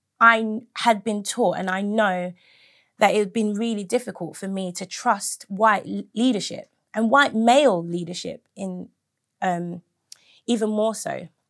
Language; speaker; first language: English; native; English